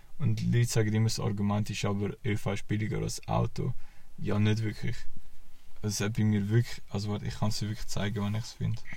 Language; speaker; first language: German; native; German